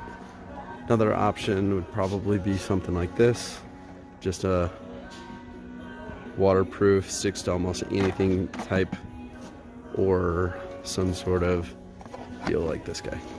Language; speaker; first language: English; native; English